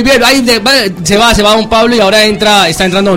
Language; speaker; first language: Spanish; native; Spanish